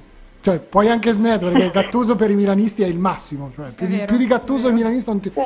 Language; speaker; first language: Italian; native; Italian